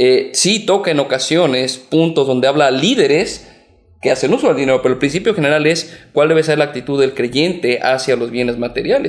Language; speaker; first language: Spanish; native; Spanish